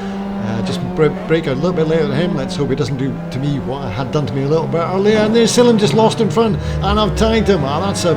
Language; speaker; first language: English; native; English